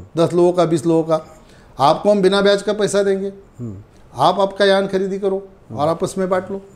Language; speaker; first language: Hindi; non-native, local second language; Marathi